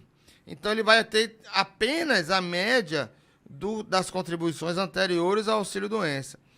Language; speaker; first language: Portuguese; native; Portuguese